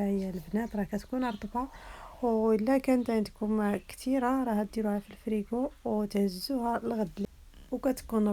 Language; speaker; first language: Arabic; native; Arabic